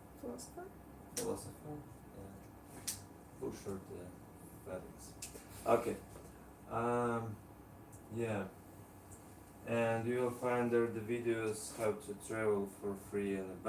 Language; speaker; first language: English; non-native, learner; Russian